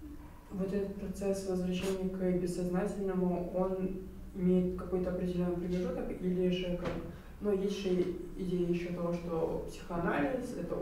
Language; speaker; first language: Russian; native; Russian